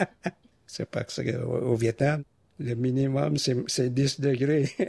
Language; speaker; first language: French; non-native, fluent; Vietnamese